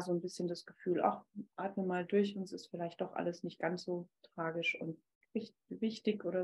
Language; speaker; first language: German; native; German